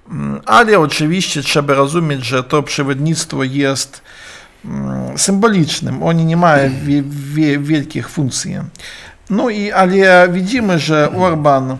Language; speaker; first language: Polish; non-native, learner; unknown